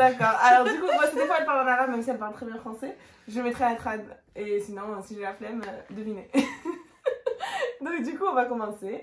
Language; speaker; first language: French; native; French